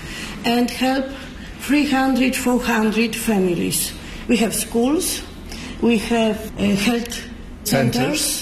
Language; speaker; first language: English; non-native, learner; Polish